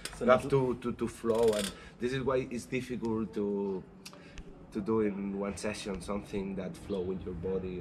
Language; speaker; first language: English; non-native, learner; Spanish